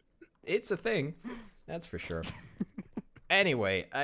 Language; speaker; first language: English; native; English